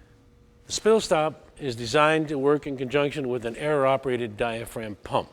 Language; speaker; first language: English; native; English